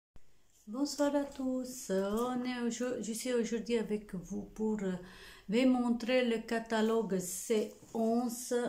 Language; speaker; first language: French; non-native, fluent; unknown